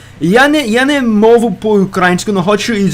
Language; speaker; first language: Russian; non-native, learner; English